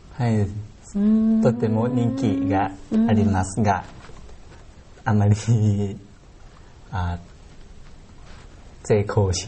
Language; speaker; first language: Japanese; non-native, learner; Thai